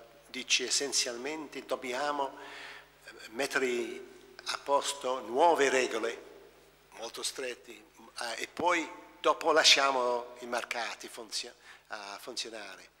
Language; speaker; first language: Italian; non-native, fluent; English